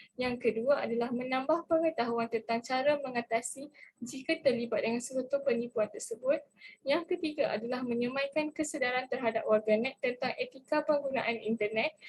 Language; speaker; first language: Malay; native; Malay